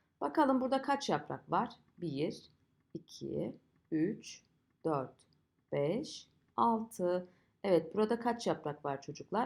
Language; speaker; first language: Turkish; native; Turkish